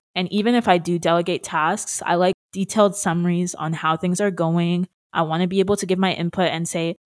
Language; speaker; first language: English; native; English